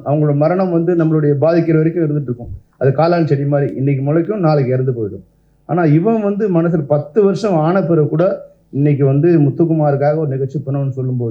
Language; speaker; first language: Tamil; native; Tamil